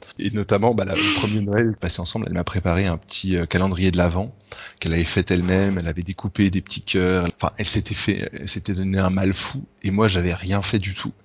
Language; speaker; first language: French; native; French